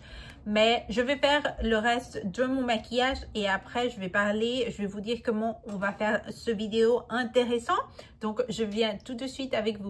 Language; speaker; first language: French; non-native, fluent; Spanish